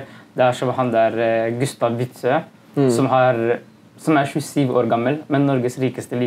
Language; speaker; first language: Norwegian; native; Norwegian